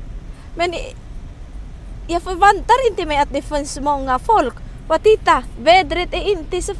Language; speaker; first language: Swedish; non-native, learner; Filipino